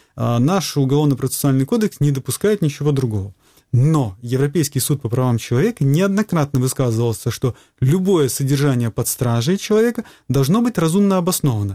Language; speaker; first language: Russian; native; Russian